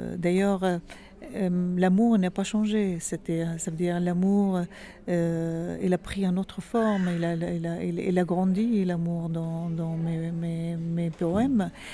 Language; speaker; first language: French; non-native, fluent; Arabic